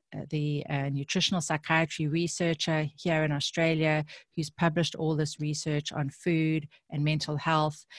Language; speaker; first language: English; native; English